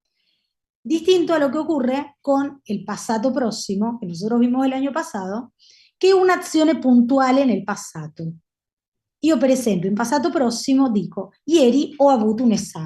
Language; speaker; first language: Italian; non-native, fluent; Spanish